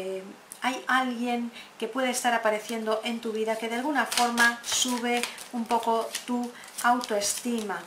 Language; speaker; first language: Spanish; native; Spanish